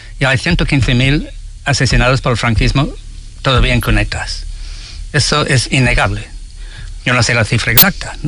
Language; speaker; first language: Spanish; non-native, fluent; English